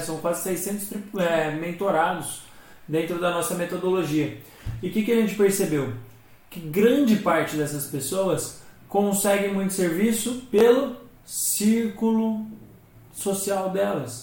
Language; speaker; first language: Portuguese; native; Portuguese